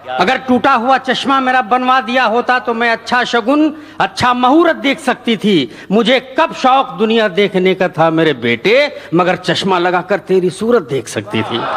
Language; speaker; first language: Urdu; native; Urdu